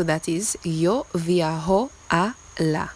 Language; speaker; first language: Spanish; non-native, fluent; English